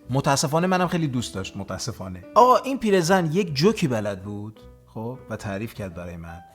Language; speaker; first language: Persian; early bilingual, heritage; Persian